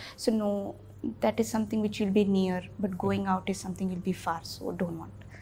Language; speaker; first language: English; non-native, local second language; Bhojpuri